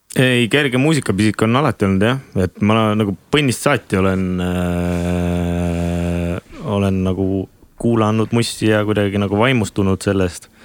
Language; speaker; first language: Estonian; non-native, local second language; Russian